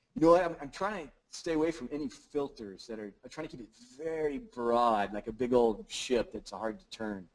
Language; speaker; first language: English; native; English